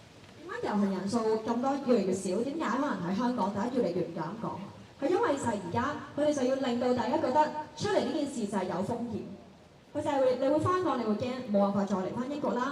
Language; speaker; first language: Cantonese; native; Cantonese